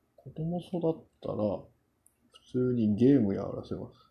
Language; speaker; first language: Japanese; non-native, fluent; Korean